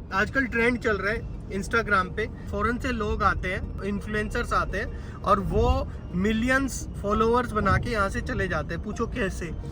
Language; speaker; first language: Hindi; native; Hindi